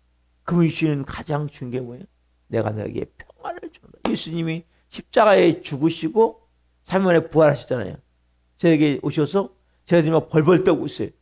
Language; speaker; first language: Korean; native; Korean